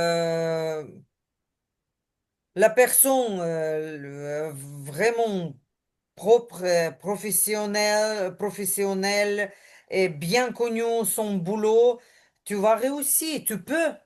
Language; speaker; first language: French; non-native, learner; Ukrainian